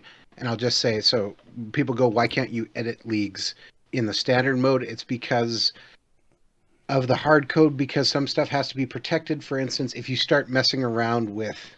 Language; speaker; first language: English; native; English